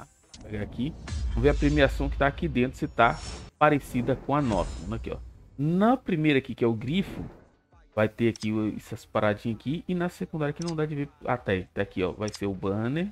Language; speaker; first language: Portuguese; native; Portuguese